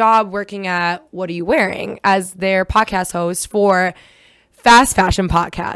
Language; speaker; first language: English; early bilingual, other home language; Russian